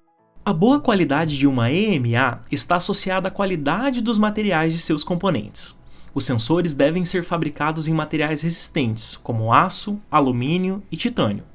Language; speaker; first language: Portuguese; native; Portuguese